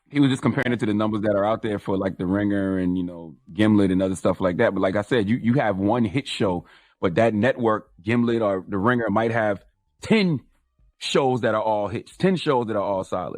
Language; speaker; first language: English; native; English